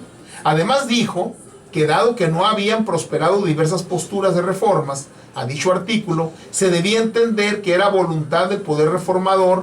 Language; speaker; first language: Spanish; native; Spanish